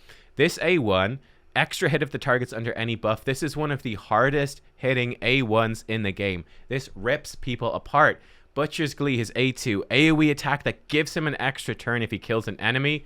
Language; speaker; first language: English; native; English